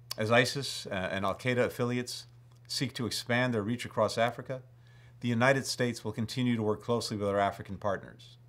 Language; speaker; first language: English; native; English